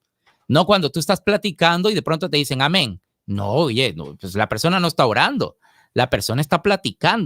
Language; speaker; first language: Spanish; native; Spanish